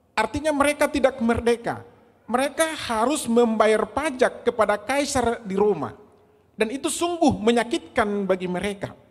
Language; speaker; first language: Indonesian; native; Indonesian